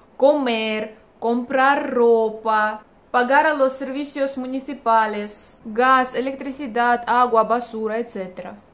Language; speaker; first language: Spanish; non-native, fluent; Russian